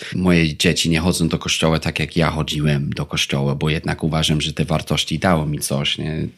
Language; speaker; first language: Polish; non-native, fluent; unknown